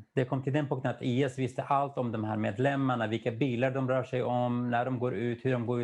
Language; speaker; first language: Swedish; non-native, fluent; Kurdish